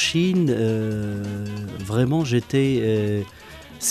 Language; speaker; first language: French; non-native, local second language; Arabic